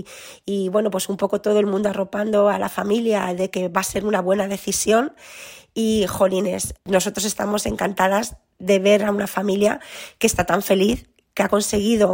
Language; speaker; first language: Spanish; native; Spanish